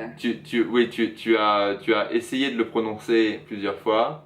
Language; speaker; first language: French; native; French